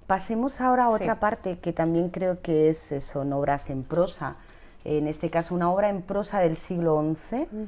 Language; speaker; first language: Spanish; native; Spanish